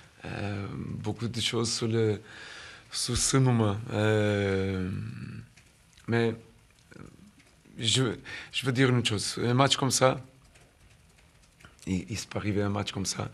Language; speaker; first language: French; non-native, fluent; Portuguese